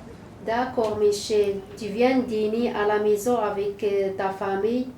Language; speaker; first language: French; non-native, learner; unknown